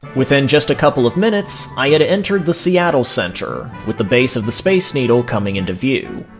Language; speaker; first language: English; native; English